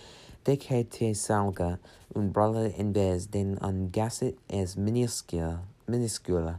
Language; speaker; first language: Spanish; non-native, learner; English